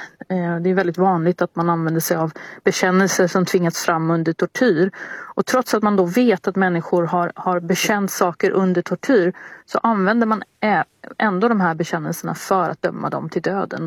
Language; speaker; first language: Swedish; native; Swedish